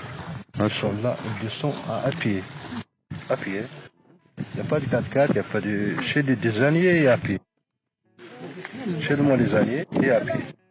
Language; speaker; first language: French; non-native, learner; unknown